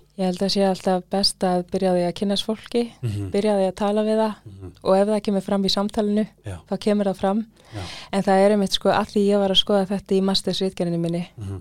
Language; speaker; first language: Icelandic; early bilingual, other home language; English